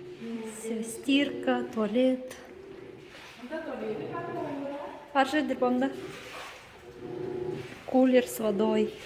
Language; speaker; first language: Russian; non-native, local second language; Tuvinian